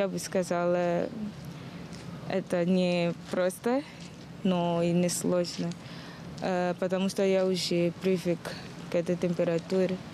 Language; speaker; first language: Russian; non-native, learner; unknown